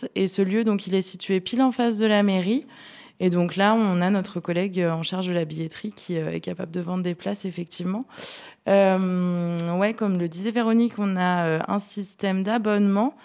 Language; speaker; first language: French; native; French